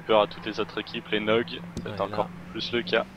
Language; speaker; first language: French; native; French